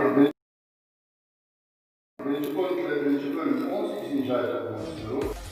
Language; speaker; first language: Turkish; non-native, fluent; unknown